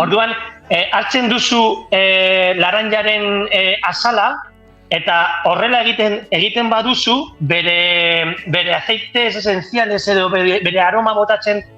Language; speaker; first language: Basque; non-native, local second language; Spanish